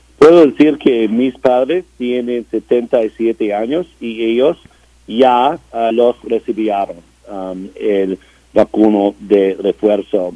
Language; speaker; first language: Spanish; non-native, learner; English